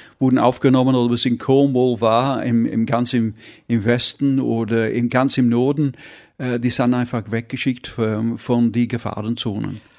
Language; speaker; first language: German; non-native, fluent; English